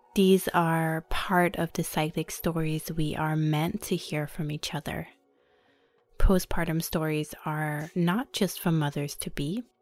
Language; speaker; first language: English; non-native, fluent; Danish